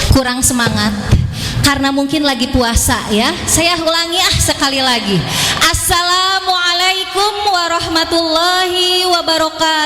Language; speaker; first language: Indonesian; native; Indonesian